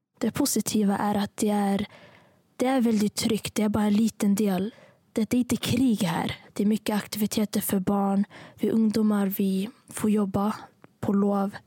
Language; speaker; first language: Swedish; early bilingual, other home language; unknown